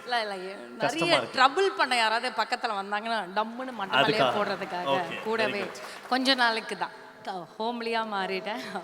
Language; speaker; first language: Tamil; native; Tamil